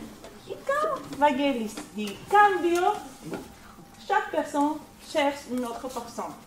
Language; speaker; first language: French; non-native, learner; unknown